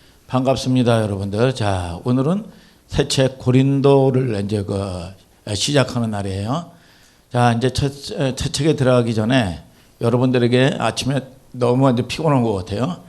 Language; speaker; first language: Korean; native; Korean